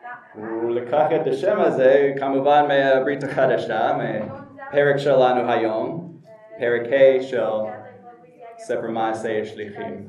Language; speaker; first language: Hebrew; non-native, fluent; English